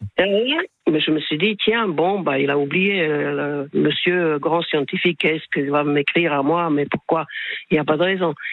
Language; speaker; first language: French; non-native, fluent; Slovak